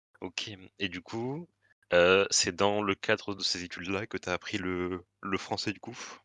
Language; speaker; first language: French; native; French